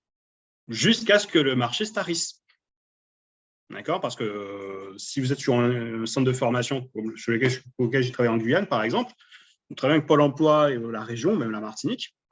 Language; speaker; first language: French; native; French